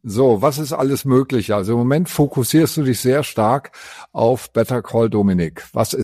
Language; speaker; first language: German; native; German